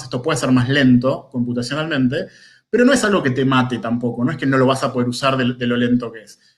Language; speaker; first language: Spanish; native; Spanish